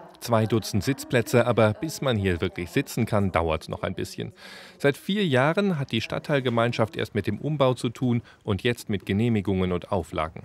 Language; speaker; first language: German; native; German